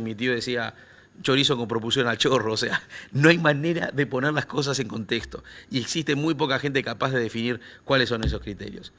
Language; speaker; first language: Spanish; native; Spanish